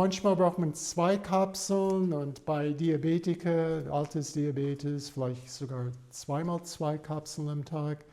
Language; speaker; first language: German; non-native, fluent; English